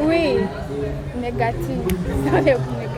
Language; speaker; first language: French; non-native, learner; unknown